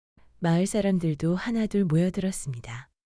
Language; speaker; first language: Korean; native; Korean